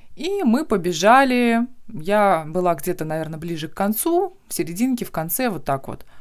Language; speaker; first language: Russian; native; Russian